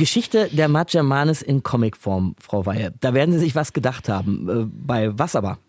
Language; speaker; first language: German; native; German